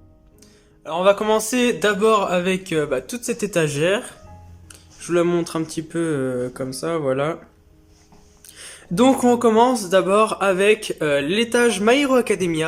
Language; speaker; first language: French; native; French